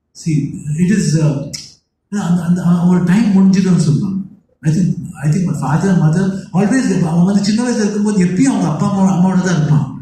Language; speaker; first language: Tamil; non-native, local second language; Kannada